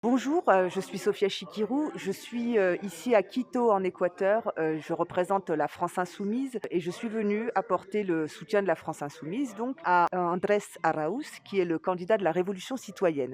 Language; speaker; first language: French; native; French